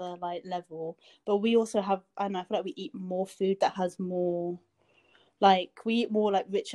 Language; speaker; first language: English; native; English